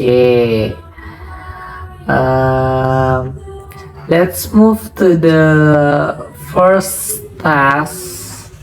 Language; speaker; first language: English; non-native, learner; Indonesian